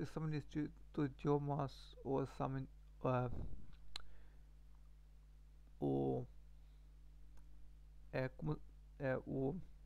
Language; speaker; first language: Portuguese; non-native, learner; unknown